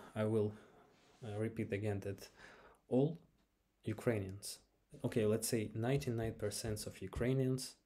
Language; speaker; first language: English; non-native, fluent; Ukrainian